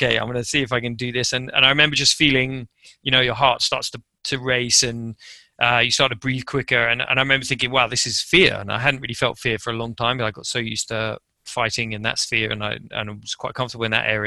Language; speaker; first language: English; native; English